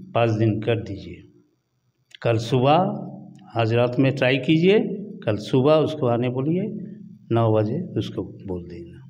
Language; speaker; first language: Hindi; non-native, local second language; Bangla